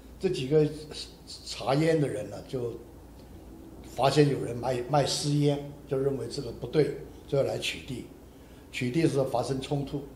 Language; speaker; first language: Chinese; non-native, local second language; Hakka Chinese